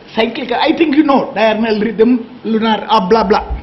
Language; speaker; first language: English; non-native, local second language; Kannada